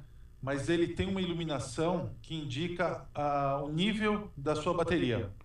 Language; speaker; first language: Portuguese; native; Portuguese